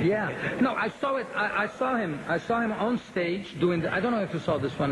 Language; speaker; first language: English; non-native, fluent; Portuguese